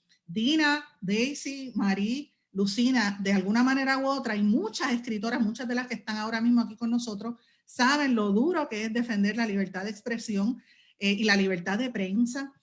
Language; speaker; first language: Spanish; native; Spanish